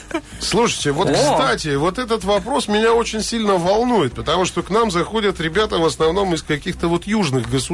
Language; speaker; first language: Russian; native; Russian